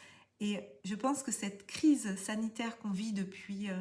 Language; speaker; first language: French; native; French